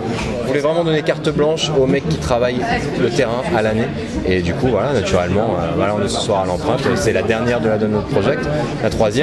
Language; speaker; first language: French; native; French